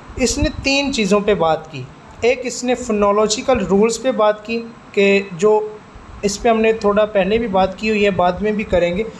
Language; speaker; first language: Urdu; non-native, local second language; Punjabi